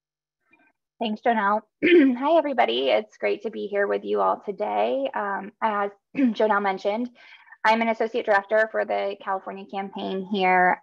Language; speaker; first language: English; native; English